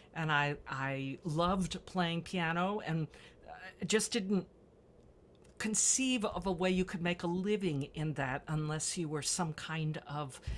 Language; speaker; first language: English; native; English